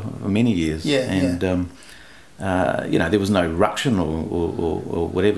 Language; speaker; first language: English; non-native, local second language; Greek